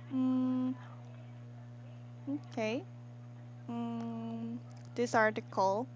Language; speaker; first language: English; non-native, learner; Korean